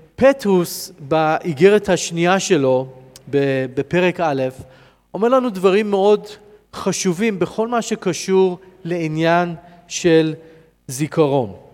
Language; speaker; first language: Hebrew; non-native, fluent; English